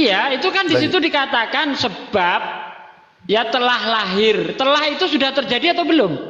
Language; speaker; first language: Indonesian; native; Indonesian